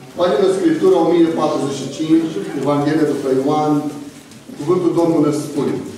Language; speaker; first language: Romanian; non-native, fluent; Arabic